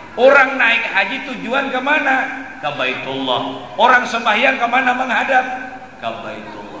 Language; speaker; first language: Indonesian; non-native, local second language; Banjar